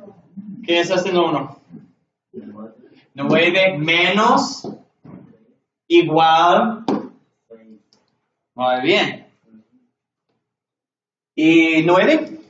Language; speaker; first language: Spanish; non-native, learner; English